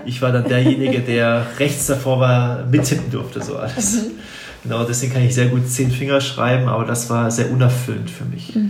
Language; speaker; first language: German; native; German